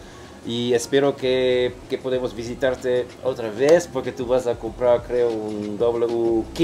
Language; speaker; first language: Spanish; non-native, fluent; Dutch